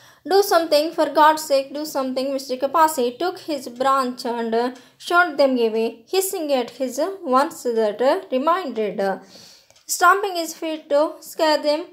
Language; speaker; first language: English; non-native, local second language; Telugu